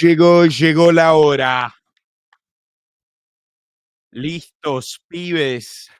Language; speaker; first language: Spanish; early bilingual, heritage; Spanish